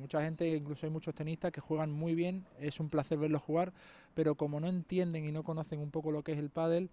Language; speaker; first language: Spanish; native; Spanish